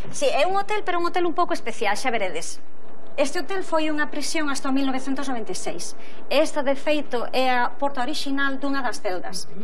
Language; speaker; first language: Galician; native; Galician